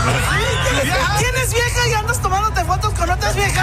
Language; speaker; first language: Spanish; early bilingual, heritage; Spanish